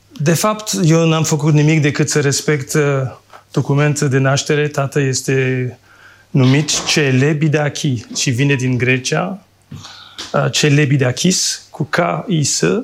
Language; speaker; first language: Romanian; non-native, fluent; French